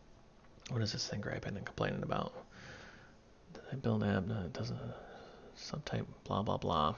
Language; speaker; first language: English; native; English